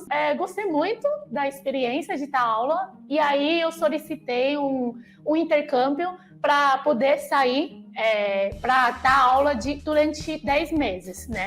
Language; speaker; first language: Portuguese; non-native, fluent; Chinese